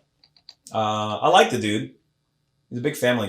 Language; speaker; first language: English; native; English